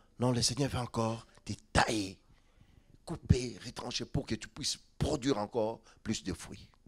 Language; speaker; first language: French; non-native, local second language; Lingala